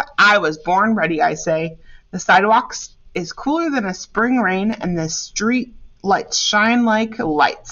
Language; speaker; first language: English; native; English